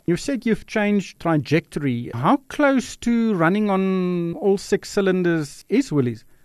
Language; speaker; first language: English; non-native, local second language; Afrikaans